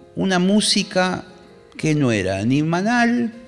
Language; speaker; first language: Spanish; native; Spanish